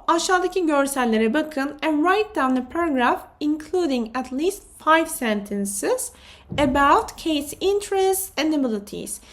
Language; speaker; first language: English; non-native, fluent; Turkish